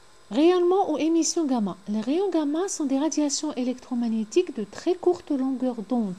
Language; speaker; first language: French; non-native, local second language; Arabic